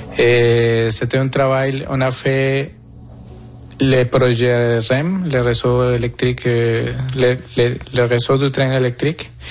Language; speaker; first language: French; non-native, fluent; Spanish